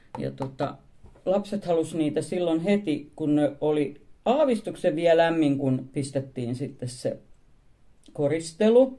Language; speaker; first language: Finnish; native; Finnish